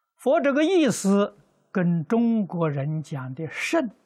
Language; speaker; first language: Chinese; native; Chinese